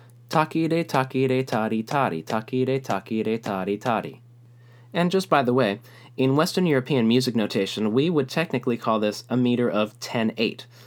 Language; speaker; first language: English; native; English